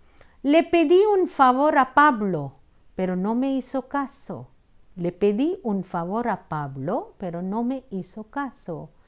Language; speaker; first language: Spanish; non-native, fluent; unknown